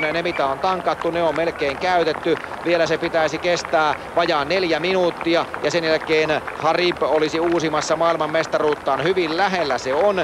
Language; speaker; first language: Finnish; native; Finnish